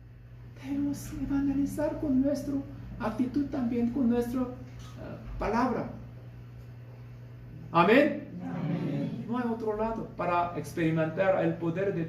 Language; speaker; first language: Spanish; non-native, fluent; Korean